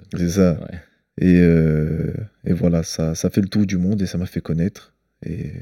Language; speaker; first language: French; early bilingual, other home language; Chechen